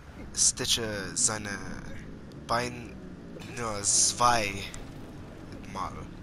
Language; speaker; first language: German; non-native, learner; English